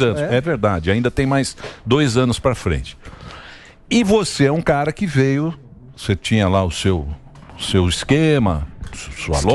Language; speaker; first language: Portuguese; native; Portuguese